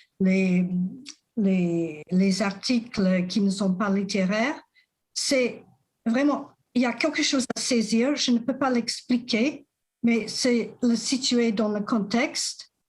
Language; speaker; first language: French; non-native, fluent; English